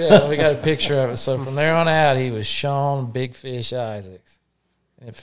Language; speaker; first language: English; native; English